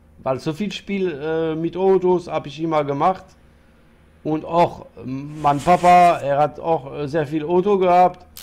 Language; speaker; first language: German; non-native, learner; French